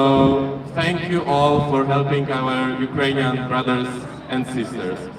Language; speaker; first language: English; non-native, fluent; Polish